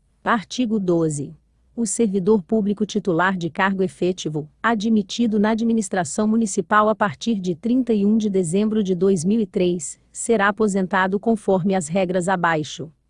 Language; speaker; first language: Portuguese; native; Portuguese